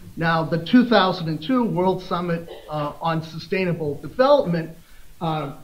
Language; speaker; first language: English; native; English